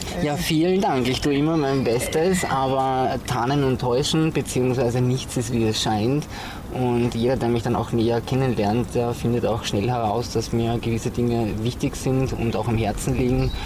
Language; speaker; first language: German; native; German